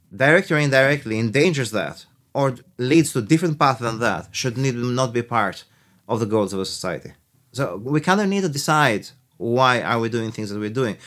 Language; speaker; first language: English; early bilingual, other home language; Albanian